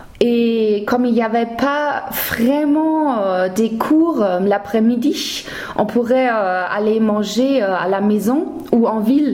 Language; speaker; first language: French; non-native, fluent; German